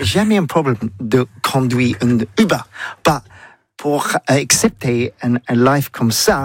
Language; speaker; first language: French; non-native, learner; English